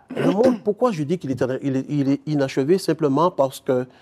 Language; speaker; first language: French; native; French